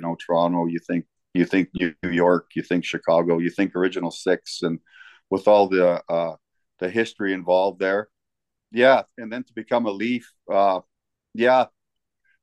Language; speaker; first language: English; native; English